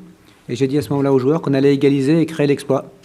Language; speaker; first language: French; native; French